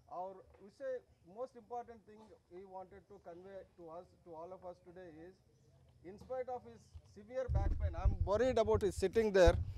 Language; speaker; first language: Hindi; non-native, local second language; Telugu